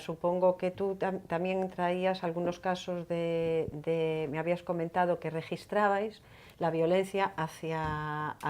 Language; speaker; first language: Spanish; native; Spanish